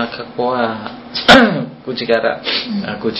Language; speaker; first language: Japanese; non-native, learner; Indonesian